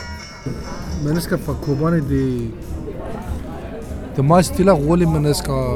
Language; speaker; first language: Danish; non-native, learner; Kurdish